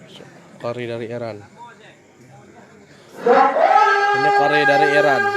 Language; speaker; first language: Indonesian; non-native, local second language; Achinese